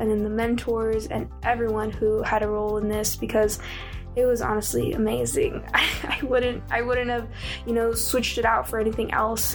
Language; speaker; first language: English; native; English